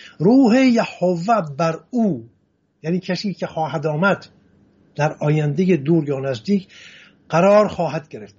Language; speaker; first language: Persian; non-native, local second language; Assyrian Neo-Aramaic